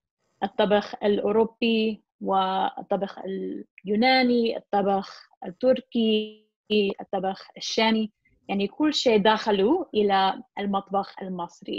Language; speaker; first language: Arabic; non-native, fluent; English